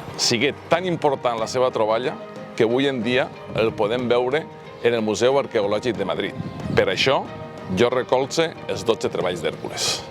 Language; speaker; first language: Catalan; native; Catalan